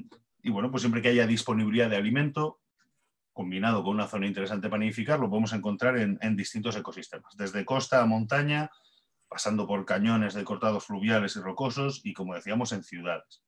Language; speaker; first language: Spanish; native; Spanish